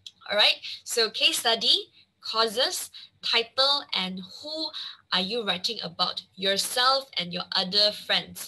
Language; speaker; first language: English; non-native, local second language; Chinese